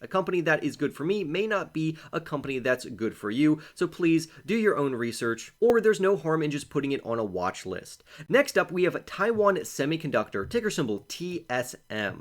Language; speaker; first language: English; native; English